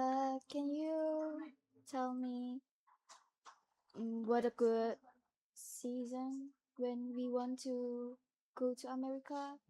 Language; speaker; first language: English; non-native, learner; Indonesian